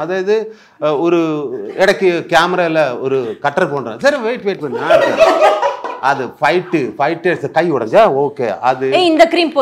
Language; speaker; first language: Tamil; non-native, learner; Malayalam